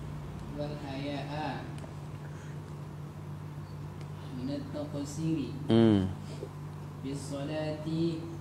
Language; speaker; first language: Arabic; non-native, learner; Indonesian